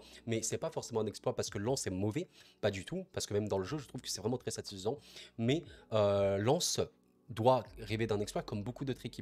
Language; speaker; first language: French; native; French